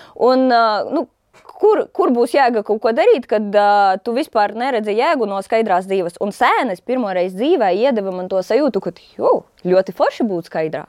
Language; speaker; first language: Latvian; non-native, local second language; Russian